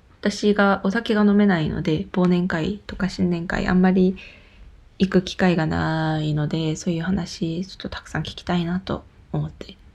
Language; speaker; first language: Japanese; non-native, fluent; Korean